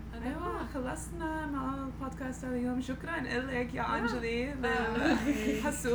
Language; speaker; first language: Arabic; non-native, learner; English